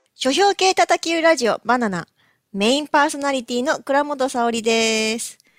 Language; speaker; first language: Japanese; native; Japanese